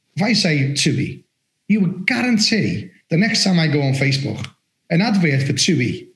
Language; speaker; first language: English; native; English